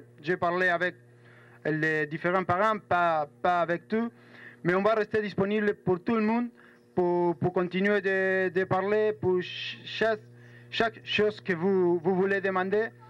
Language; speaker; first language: French; non-native, fluent; Spanish